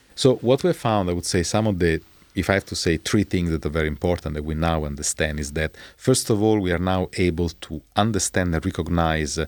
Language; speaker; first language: English; non-native, fluent; Italian